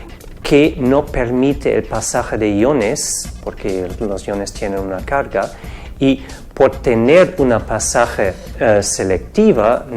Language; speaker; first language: Spanish; non-native, fluent; German